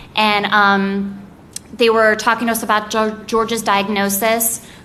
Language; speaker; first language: English; native; English